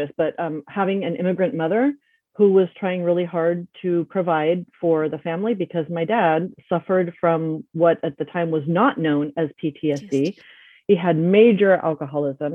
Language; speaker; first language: English; early bilingual, other home language; Spanish